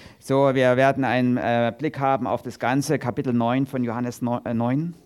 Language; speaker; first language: German; native; German